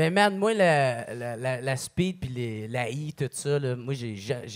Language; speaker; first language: French; native; French